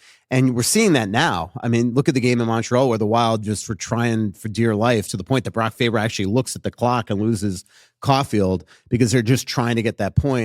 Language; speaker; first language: English; native; English